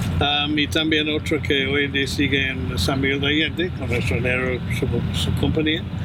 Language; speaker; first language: Spanish; non-native, fluent; English